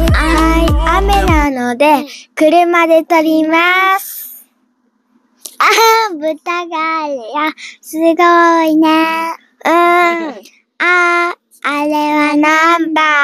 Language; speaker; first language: Japanese; early bilingual, heritage; Japanese